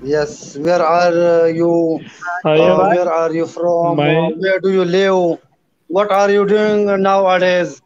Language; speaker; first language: English; non-native, learner; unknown